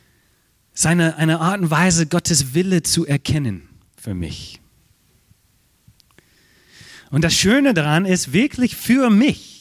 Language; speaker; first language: German; non-native, fluent; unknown